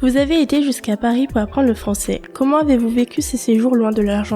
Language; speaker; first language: French; native; French